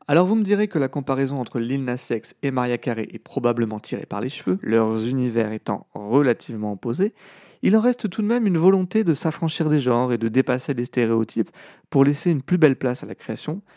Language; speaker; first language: French; native; French